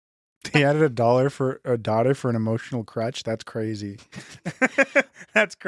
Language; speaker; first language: English; native; English